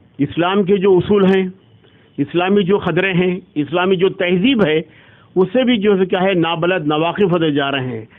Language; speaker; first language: Urdu; native; Urdu